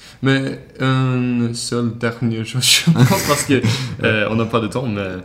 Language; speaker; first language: French; non-native, learner; Swedish